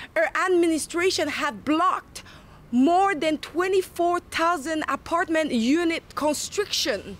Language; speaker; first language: English; non-native, fluent; French